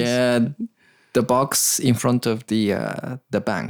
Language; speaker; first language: English; non-native, learner; Japanese